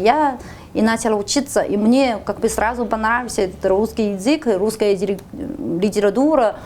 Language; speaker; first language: Russian; non-native, fluent; Chinese